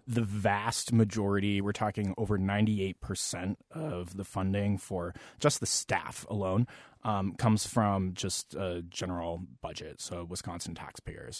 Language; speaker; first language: English; native; English